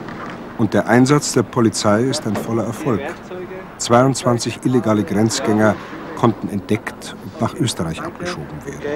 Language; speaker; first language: German; native; German